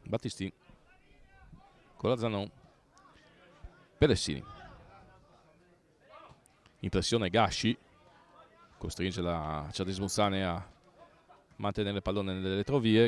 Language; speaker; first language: Italian; native; Italian